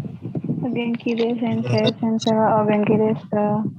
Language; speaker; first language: Japanese; non-native, learner; Indonesian